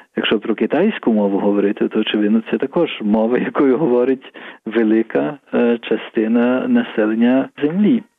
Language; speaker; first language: Ukrainian; early bilingual, heritage; Ukrainian